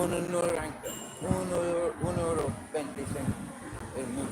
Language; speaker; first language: Spanish; non-native, learner; English